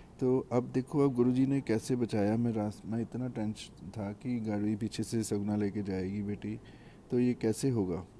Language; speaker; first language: Hindi; native; Hindi